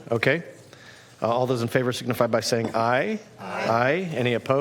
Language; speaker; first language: English; native; English